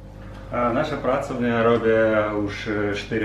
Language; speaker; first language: Polish; non-native, learner; Russian